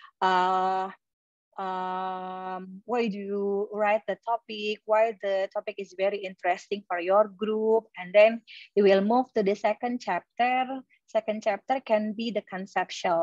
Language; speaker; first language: English; non-native, fluent; Indonesian